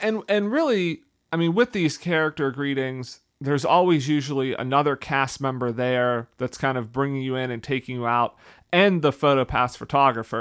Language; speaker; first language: English; native; English